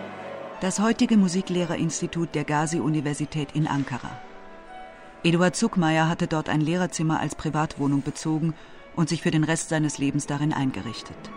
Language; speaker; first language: German; native; German